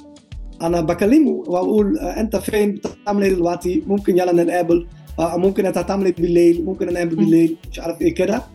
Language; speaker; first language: Arabic; non-native, learner; Dutch